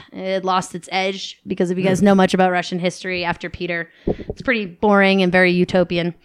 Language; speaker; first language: English; native; English